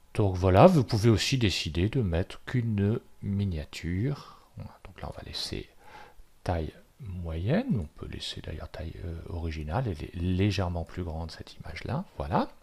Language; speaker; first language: French; native; French